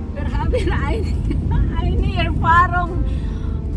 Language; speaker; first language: German; non-native, learner; Filipino